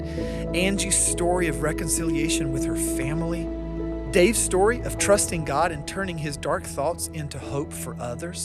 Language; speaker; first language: English; native; English